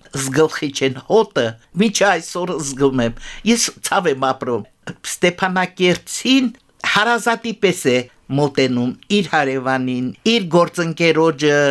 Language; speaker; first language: Armenian; native; Armenian